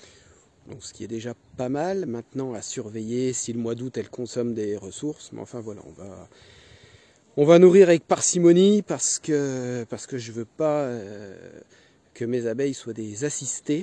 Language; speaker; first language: French; native; French